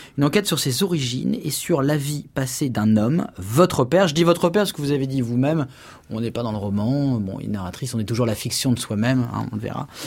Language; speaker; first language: French; native; French